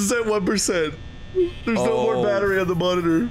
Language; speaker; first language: English; native; English